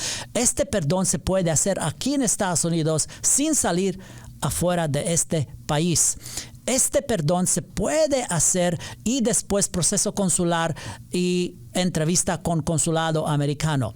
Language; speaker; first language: Spanish; non-native, learner; English